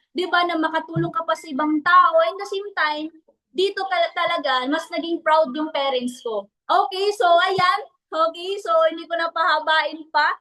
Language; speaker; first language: Filipino; non-native, local second language; Cebuano